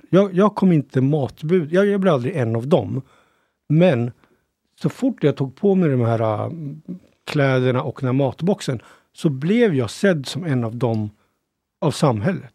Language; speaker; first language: Swedish; early bilingual, other home language; Punjabi